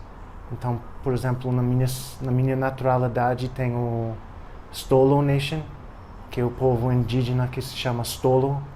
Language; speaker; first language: Portuguese; non-native, fluent; English